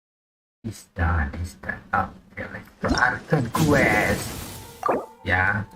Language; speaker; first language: English; non-native, learner; Indonesian